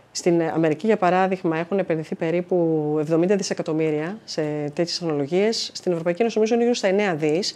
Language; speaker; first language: Greek; native; Greek